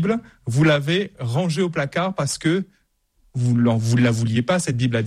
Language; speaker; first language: French; native; French